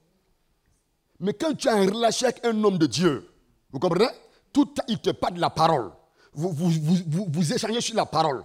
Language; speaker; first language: French; non-native, local second language; Mossi